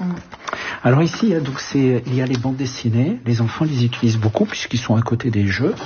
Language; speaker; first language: French; early bilingual, other home language; Arabic